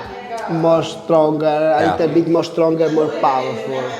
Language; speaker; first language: English; non-native, learner; Italian